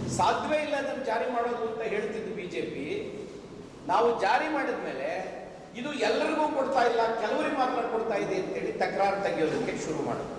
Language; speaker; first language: Kannada; native; Kannada